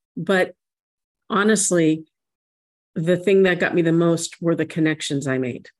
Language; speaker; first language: English; native; English